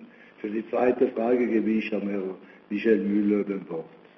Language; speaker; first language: German; non-native, fluent; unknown